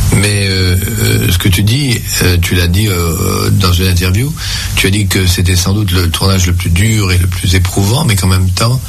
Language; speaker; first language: French; native; French